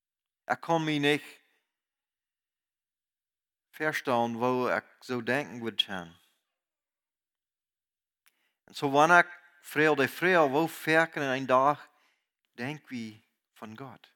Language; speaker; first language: German; non-native, learner; Plautdietsch